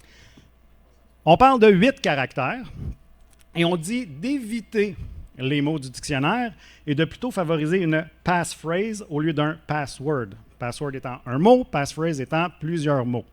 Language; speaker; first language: French; native; French